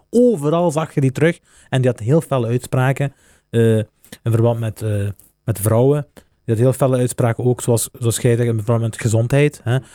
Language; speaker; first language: Dutch; native; Dutch